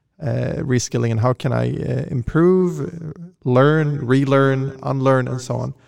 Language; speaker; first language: English; non-native, fluent; Swedish